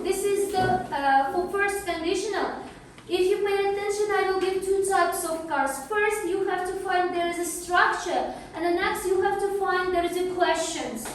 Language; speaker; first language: English; non-native, fluent; Uzbek